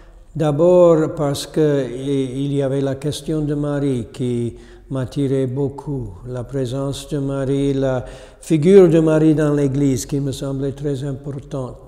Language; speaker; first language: French; non-native, fluent; English